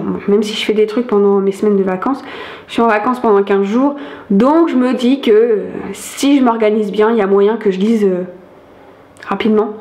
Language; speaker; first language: French; native; French